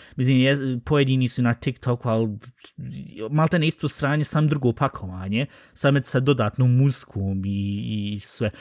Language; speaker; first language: Bosnian; native; Bosnian